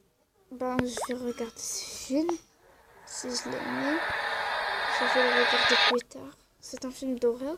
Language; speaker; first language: French; non-native, learner; Arabic